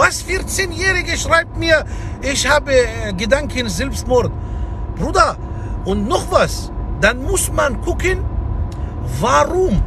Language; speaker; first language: German; non-native, fluent; Arabic